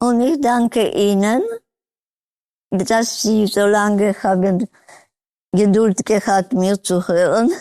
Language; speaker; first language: German; non-native, learner; Polish